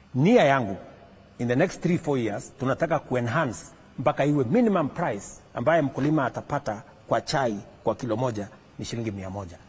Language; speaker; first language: Swahili; non-native, local second language; Kalenjin